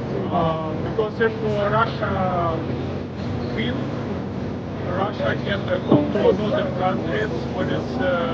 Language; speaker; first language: English; non-native, learner; Ukrainian